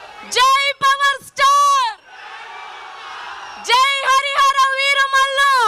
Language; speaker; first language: Telugu; native; Telugu